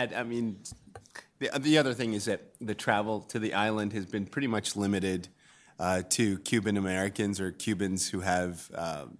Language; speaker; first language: English; non-native, fluent; Spanish